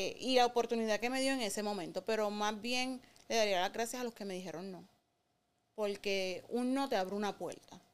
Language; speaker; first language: Spanish; native; Spanish